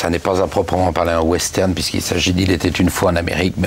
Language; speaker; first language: French; native; French